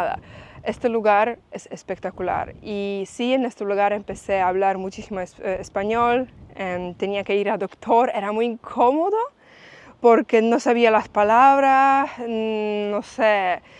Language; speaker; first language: Spanish; non-native, fluent; Polish